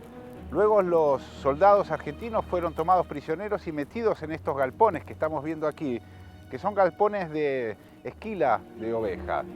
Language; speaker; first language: Spanish; native; Spanish